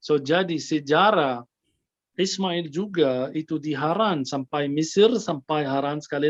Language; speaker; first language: Indonesian; non-native, fluent; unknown